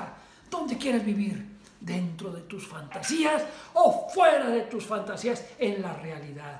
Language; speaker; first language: Spanish; native; Spanish